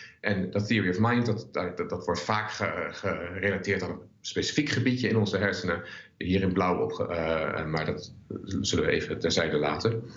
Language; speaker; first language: Dutch; native; Dutch